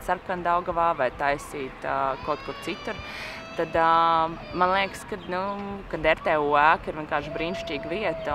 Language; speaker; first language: Latvian; native; Latvian